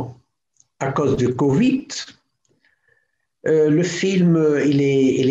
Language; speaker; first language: French; non-native, local second language; Arabic